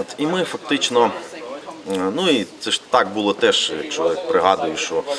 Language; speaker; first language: Ukrainian; early bilingual, heritage; Ukrainian